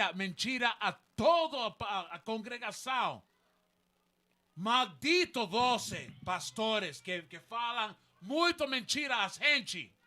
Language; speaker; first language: Portuguese; non-native, learner; Spanish